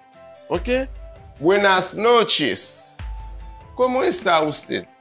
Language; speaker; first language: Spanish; non-native, fluent; Haitian Creole